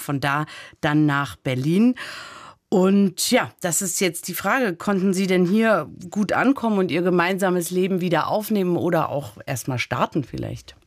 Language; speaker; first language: German; native; German